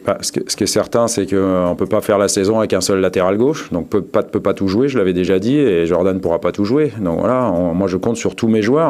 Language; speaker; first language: French; native; French